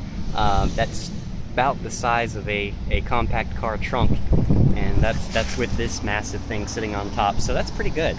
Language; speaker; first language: English; native; English